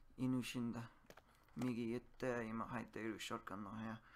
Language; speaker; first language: Japanese; non-native, learner; English